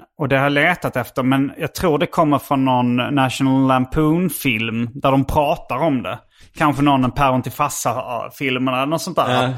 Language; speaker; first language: Swedish; native; Swedish